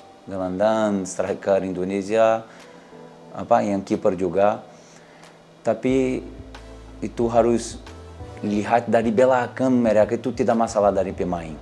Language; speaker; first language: Indonesian; non-native, learner; Portuguese